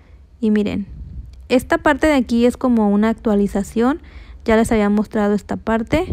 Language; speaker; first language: Spanish; native; Spanish